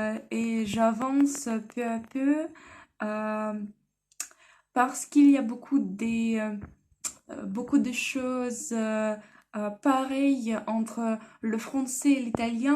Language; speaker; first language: French; non-native, learner; Russian